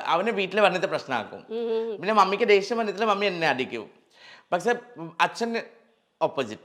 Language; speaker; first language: Malayalam; non-native, local second language; Assamese